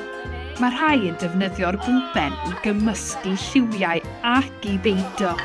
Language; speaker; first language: Welsh; native; Welsh